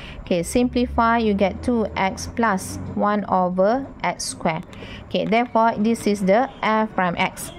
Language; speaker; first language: English; non-native, local second language; Malay